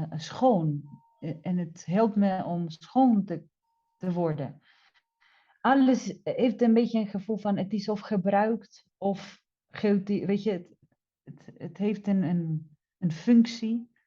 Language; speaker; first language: Dutch; non-native, fluent; Spanish